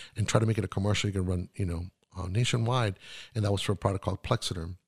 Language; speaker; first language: English; non-native, fluent; Spanish